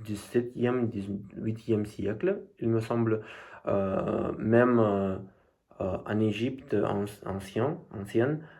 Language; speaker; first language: French; non-native, fluent; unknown